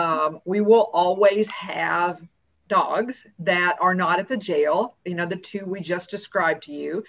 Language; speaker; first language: English; native; English